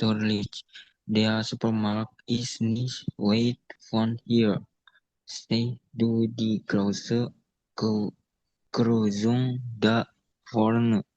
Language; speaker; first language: German; non-native, learner; Indonesian